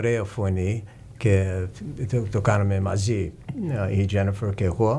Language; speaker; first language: Greek; early bilingual, heritage; English